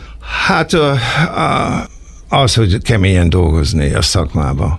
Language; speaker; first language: Hungarian; early bilingual, heritage; Hungarian